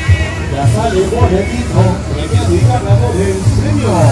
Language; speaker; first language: Spanish; native; Spanish